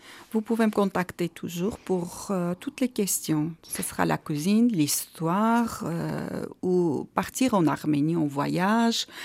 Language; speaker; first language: French; non-native, fluent; Armenian